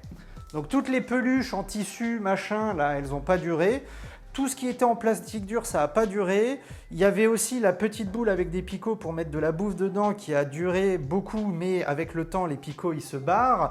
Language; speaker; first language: French; native; French